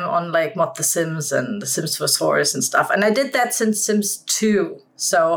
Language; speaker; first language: English; non-native, fluent; German